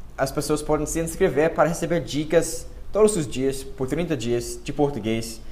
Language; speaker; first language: Portuguese; non-native, fluent; English